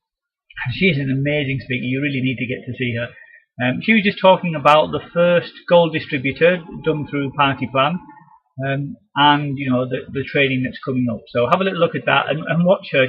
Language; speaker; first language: English; native; English